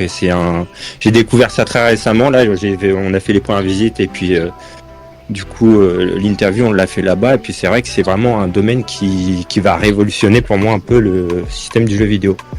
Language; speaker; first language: French; native; French